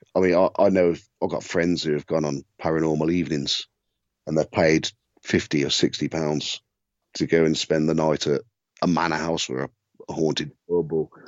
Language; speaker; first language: English; native; English